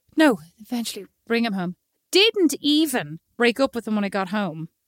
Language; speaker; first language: English; native; English